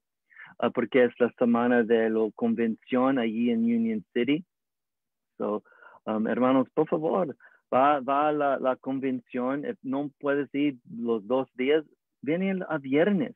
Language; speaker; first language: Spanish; early bilingual, heritage; English